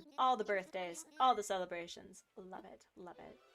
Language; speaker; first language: English; native; English